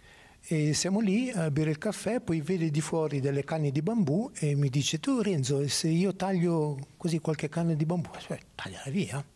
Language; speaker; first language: Italian; native; Italian